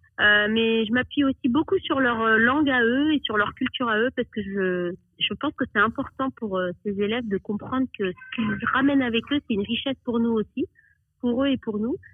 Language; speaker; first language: French; early bilingual, other home language; Arabic